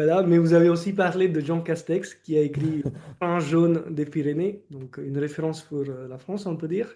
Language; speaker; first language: French; non-native, fluent; Marathi